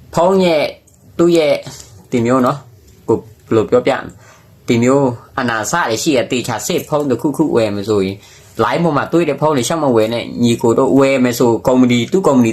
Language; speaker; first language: Burmese; non-native, local second language; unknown